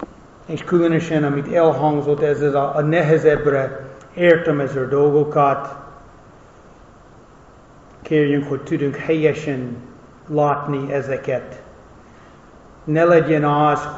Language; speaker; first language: Hungarian; non-native, fluent; English